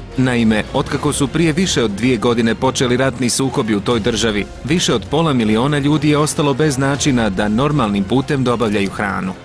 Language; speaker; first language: Serbian; native; Serbian